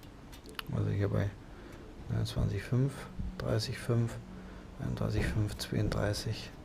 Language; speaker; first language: German; native; German